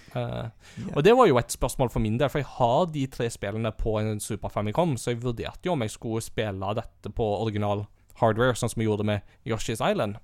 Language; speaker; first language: Norwegian; early bilingual, heritage; Norwegian